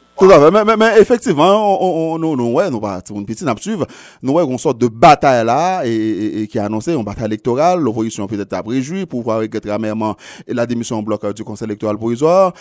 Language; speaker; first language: French; non-native, local second language; Haitian Creole